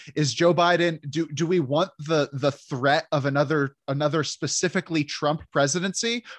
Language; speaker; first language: English; native; English